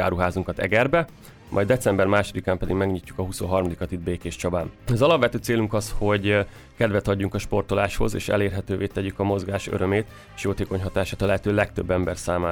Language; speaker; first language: Hungarian; native; Hungarian